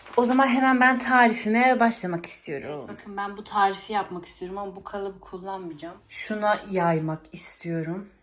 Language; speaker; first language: Turkish; early bilingual, heritage; Turkish